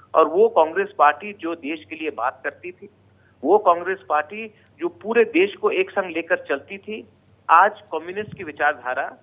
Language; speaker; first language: Hindi; non-native, local second language; Bangla